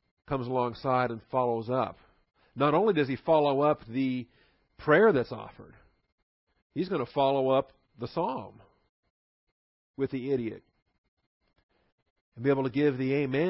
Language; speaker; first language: English; native; English